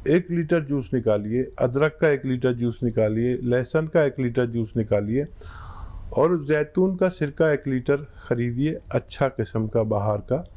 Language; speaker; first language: Hindi; native; Hindi